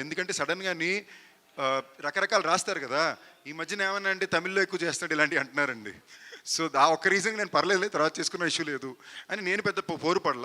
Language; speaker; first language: Telugu; native; Telugu